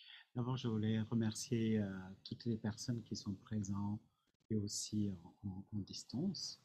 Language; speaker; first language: French; non-native, fluent; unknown